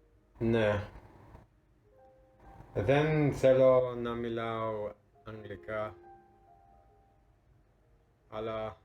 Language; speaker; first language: Greek; non-native, learner; English